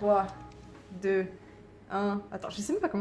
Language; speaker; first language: French; native; French